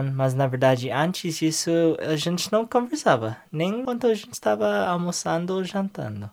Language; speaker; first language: Portuguese; non-native, learner; English